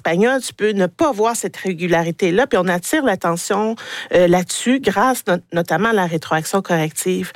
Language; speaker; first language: French; native; French